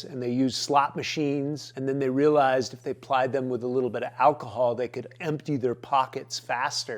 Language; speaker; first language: English; native; English